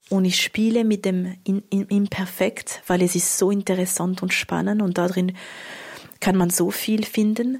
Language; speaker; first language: German; non-native, local second language; French